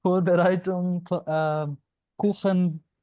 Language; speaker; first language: German; non-native, learner; Punjabi